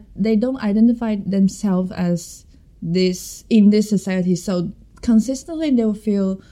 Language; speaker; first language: English; non-native, fluent; Chinese